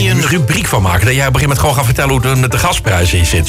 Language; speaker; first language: Dutch; native; Dutch